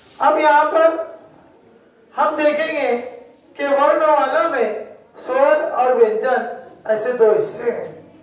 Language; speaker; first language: Hindi; non-native, local second language; Urdu